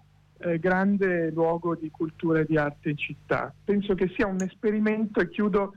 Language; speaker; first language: Italian; native; Italian